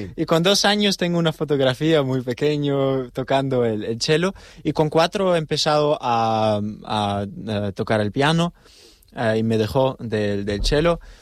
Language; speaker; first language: Spanish; non-native, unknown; German